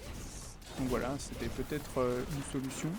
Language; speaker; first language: French; native; French